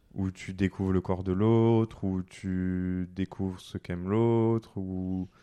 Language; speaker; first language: French; native; French